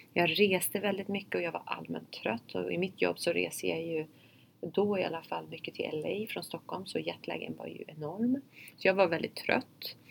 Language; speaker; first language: Swedish; early bilingual, other home language; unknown